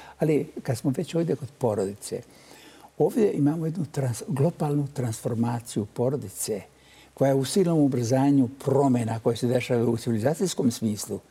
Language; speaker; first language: Bosnian; native; Bosnian